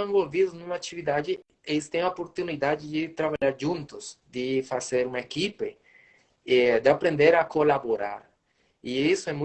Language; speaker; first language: Portuguese; non-native, fluent; Spanish